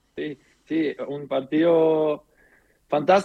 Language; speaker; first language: Spanish; non-native, learner; German